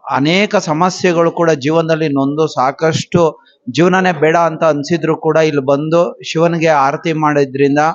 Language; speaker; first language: Kannada; native; Kannada